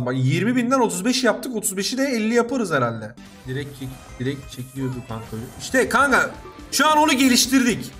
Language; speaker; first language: Turkish; native; Turkish